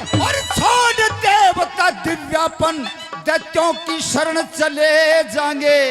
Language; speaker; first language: Hindi; native; Hindi